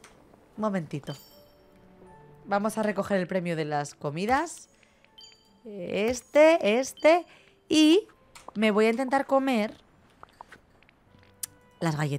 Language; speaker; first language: Spanish; native; Spanish